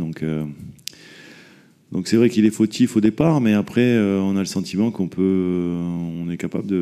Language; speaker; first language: French; native; French